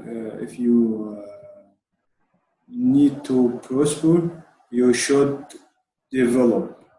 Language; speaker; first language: English; non-native, learner; Arabic